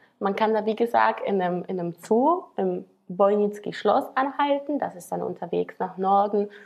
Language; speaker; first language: German; non-native, fluent; Slovak